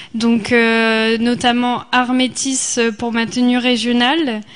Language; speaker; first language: French; native; French